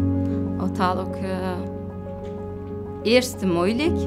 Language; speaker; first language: Dutch; non-native, learner; Turkish